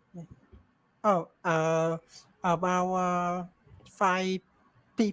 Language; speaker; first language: English; non-native, learner; Vietnamese